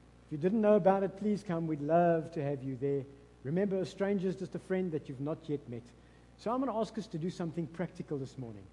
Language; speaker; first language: English; non-native, local second language; Afrikaans